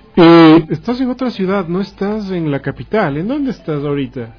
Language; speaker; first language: Spanish; native; Spanish